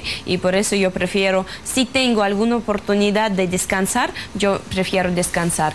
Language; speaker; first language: Spanish; non-native, fluent; Russian